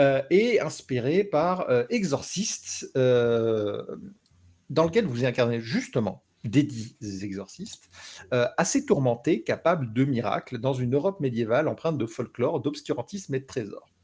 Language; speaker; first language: French; native; French